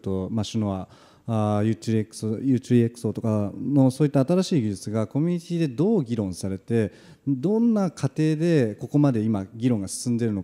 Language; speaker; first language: Japanese; native; Japanese